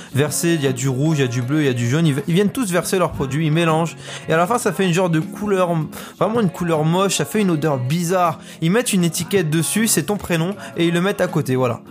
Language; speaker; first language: French; native; French